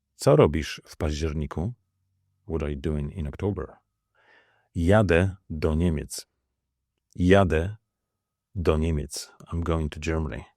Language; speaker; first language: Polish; native; Polish